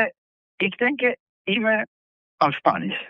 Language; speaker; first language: German; non-native, fluent; Spanish